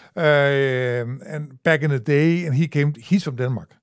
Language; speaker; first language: English; non-native, fluent; Danish